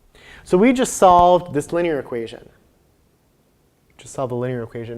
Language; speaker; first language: English; native; English